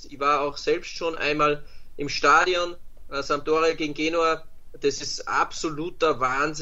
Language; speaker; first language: German; native; German